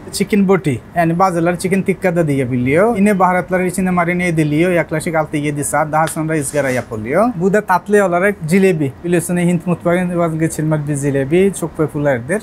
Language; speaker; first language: Turkish; non-native, fluent; Bangla